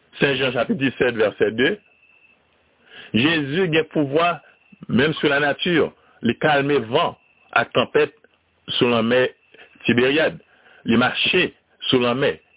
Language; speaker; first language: French; non-native, learner; Haitian Creole